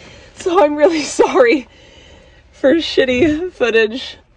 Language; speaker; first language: English; native; English